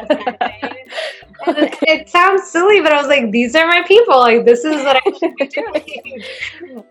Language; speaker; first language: English; non-native, fluent; Swedish